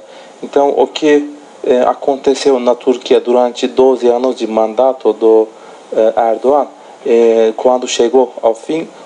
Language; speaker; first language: Portuguese; non-native, fluent; Turkish